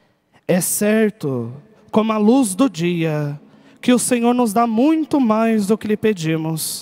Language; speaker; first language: Portuguese; native; Portuguese